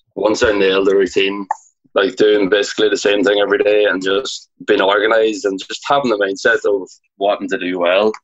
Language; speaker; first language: English; native; English